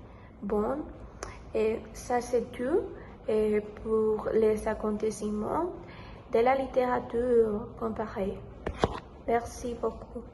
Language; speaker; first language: French; non-native, learner; Spanish